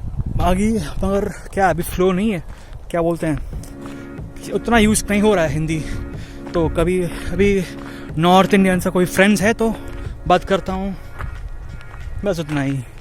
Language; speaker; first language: Hindi; non-native, local second language; Tamil